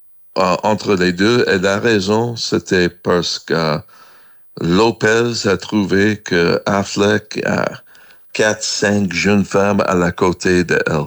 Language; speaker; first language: French; non-native, learner; English